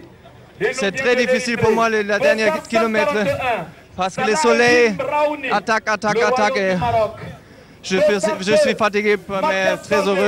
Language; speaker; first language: French; non-native, learner; German